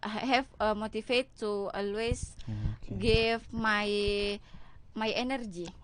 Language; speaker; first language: English; non-native, learner; Indonesian